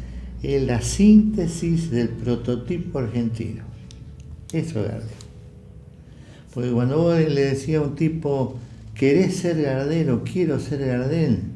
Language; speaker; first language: Spanish; native; Spanish